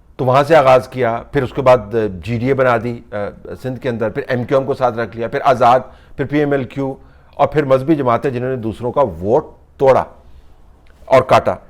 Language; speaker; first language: Urdu; native; Urdu